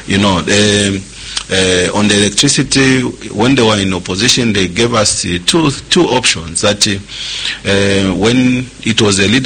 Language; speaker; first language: English; non-native, local second language; Nyanja